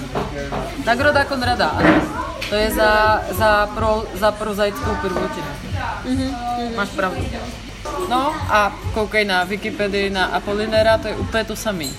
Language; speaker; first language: Czech; early bilingual, heritage; Czech